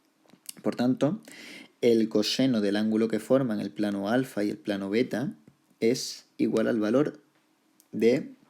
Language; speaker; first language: Spanish; native; Spanish